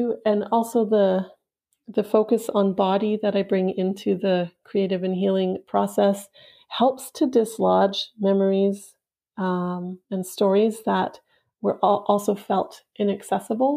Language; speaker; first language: English; native; English